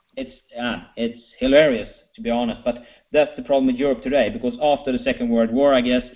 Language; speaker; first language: English; non-native, fluent; Swedish